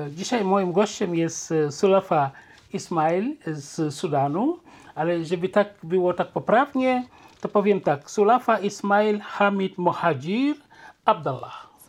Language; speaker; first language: Polish; non-native, local second language; Wolof